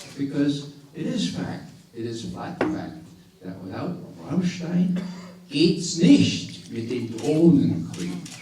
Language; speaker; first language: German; non-native, fluent; English